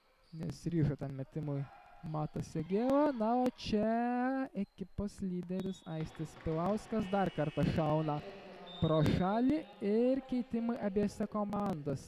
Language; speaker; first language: Lithuanian; native; Lithuanian